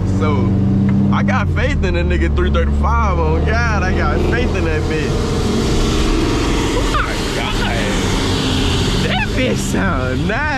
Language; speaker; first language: English; native; English